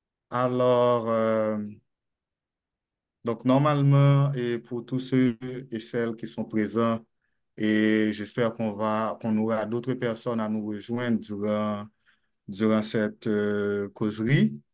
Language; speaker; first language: French; non-native, local second language; Haitian Creole